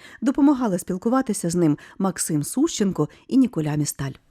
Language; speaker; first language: Ukrainian; native; Ukrainian